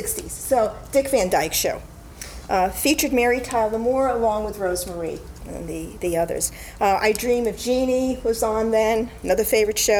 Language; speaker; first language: English; native; English